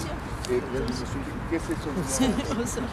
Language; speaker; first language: French; native; French